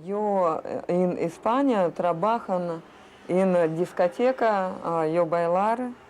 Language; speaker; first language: Spanish; non-native, learner; Russian